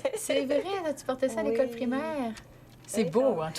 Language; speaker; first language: French; native; French